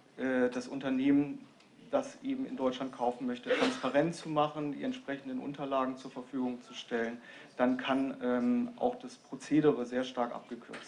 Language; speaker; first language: German; native; German